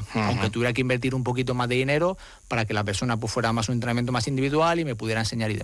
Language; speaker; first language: Spanish; native; Spanish